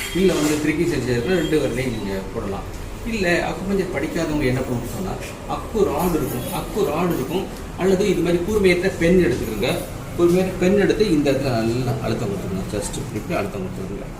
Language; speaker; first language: Tamil; native; Tamil